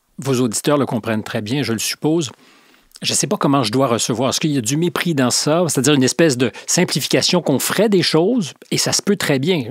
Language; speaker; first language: French; native; French